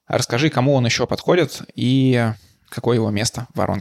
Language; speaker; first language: Russian; native; Russian